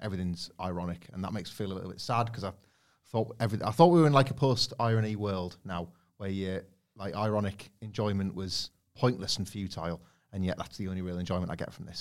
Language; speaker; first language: English; native; English